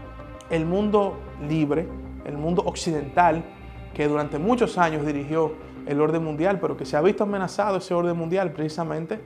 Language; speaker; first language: Spanish; native; Spanish